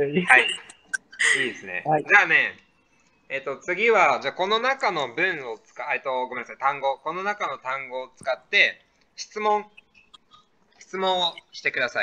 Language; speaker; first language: Japanese; native; Japanese